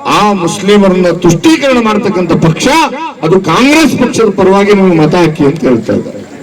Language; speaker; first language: Kannada; native; Kannada